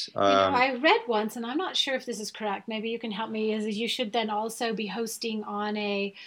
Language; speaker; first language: English; non-native, fluent; German